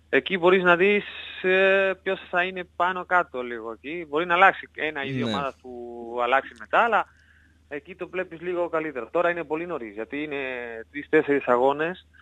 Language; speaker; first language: Greek; non-native, learner; Spanish